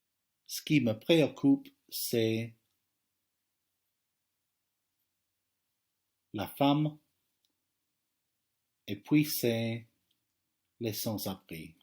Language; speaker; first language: French; non-native, fluent; English